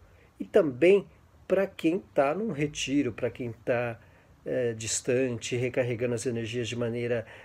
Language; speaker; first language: Portuguese; native; Portuguese